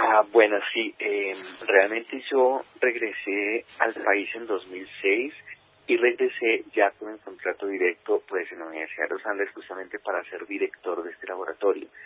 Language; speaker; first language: Spanish; native; Spanish